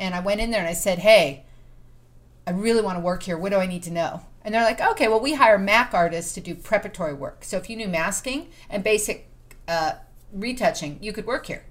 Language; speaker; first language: English; native; English